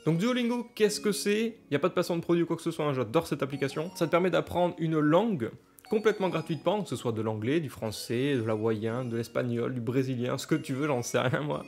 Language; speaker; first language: French; native; French